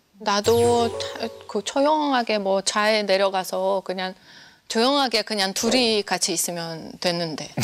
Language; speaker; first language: Korean; non-native, fluent; Russian